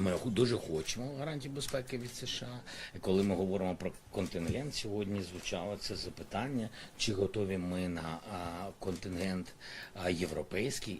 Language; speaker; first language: Ukrainian; non-native, local second language; Russian